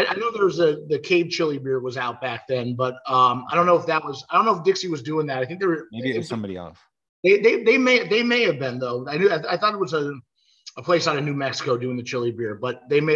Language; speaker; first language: English; native; English